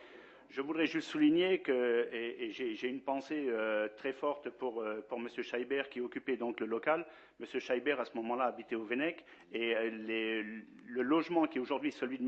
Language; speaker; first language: French; native; French